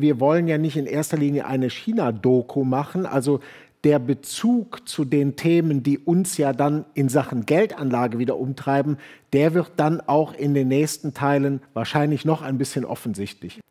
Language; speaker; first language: German; native; German